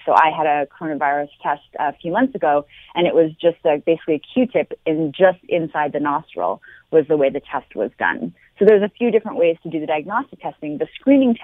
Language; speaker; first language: English; native; English